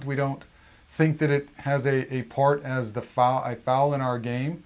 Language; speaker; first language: English; native; English